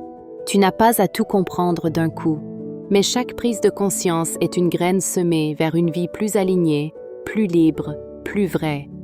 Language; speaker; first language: French; native; French